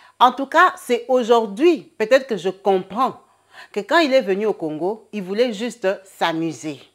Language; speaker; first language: French; non-native, local second language; Lingala